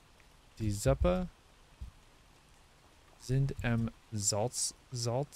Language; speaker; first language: German; non-native, learner; English